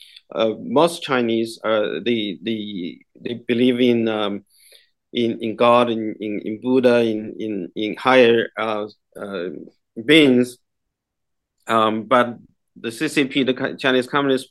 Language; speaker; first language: English; non-native, fluent; Chinese